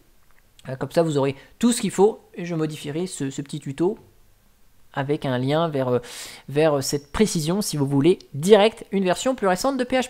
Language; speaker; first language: French; native; French